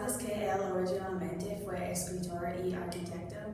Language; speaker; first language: Spanish; non-native, learner; English